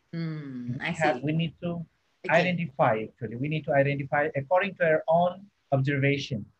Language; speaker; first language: English; non-native, local second language; Nepali